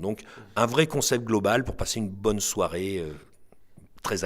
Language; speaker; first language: French; native; French